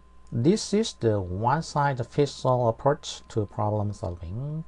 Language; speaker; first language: English; non-native, fluent; Korean